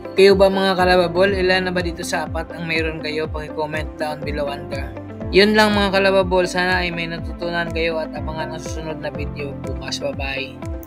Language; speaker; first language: Filipino; non-native, local second language; Hiligaynon